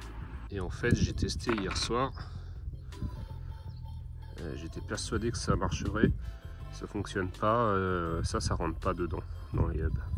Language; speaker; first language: French; native; French